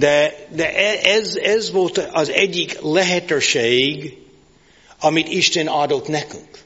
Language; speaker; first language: Hungarian; non-native, fluent; English